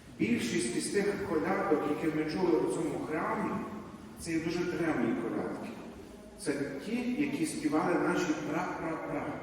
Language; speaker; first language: Ukrainian; native; Ukrainian